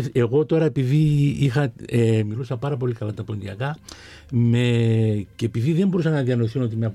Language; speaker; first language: Greek; non-native, local second language; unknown